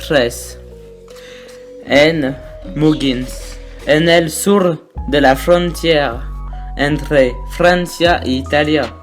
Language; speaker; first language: Spanish; non-native, learner; French